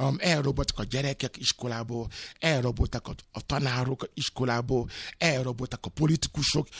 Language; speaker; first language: Hungarian; non-native, fluent; Yoruba